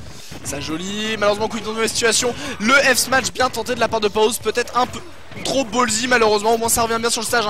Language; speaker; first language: French; native; French